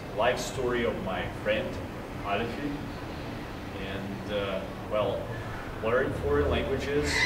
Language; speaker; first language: English; non-native, fluent; Ukrainian